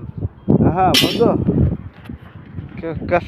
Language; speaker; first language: Hindi; non-native, learner; Bangla